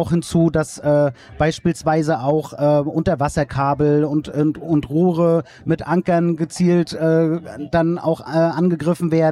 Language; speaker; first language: German; native; German